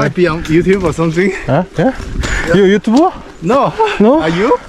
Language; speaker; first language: English; non-native, learner; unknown